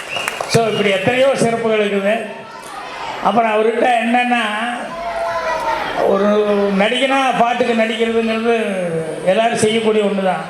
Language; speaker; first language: Tamil; native; Tamil